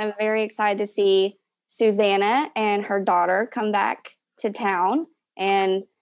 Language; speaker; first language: English; native; English